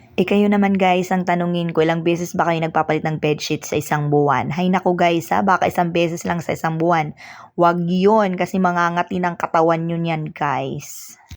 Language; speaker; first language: Filipino; non-native, local second language; Waray